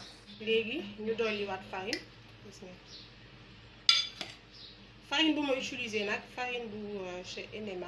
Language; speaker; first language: French; non-native, local second language; Wolof